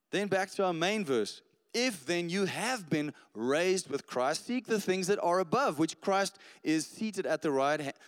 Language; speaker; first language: English; non-native, local second language; Afrikaans